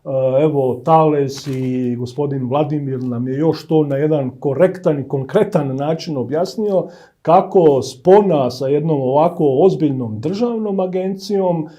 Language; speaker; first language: Bosnian; native; Bosnian